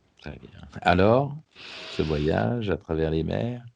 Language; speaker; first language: French; native; French